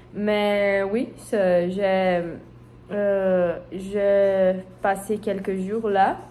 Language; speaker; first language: French; non-native, learner; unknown